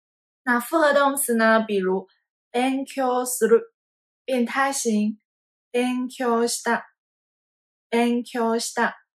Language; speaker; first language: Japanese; non-native, fluent; Chinese